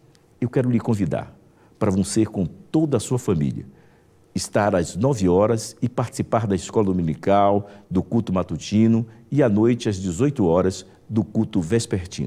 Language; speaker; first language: Portuguese; native; Portuguese